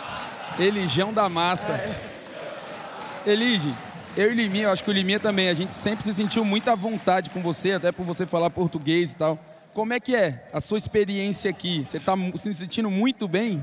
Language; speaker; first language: Portuguese; native; Portuguese